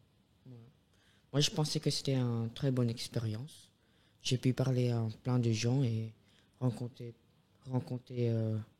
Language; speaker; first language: French; non-native, fluent; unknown